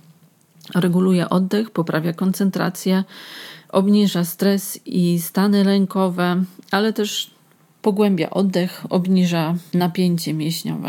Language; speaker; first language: Polish; native; Polish